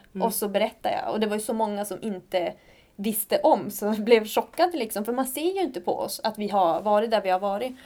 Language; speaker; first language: Swedish; native; Swedish